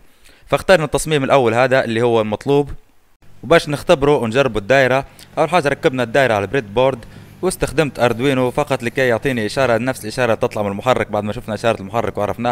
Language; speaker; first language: Arabic; native; Arabic